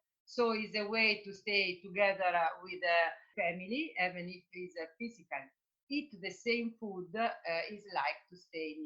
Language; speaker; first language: English; non-native, fluent; Italian